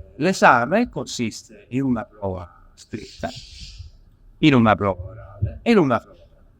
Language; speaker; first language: Italian; native; Italian